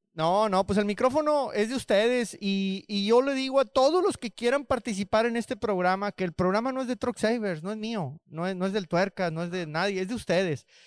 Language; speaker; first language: Spanish; native; Spanish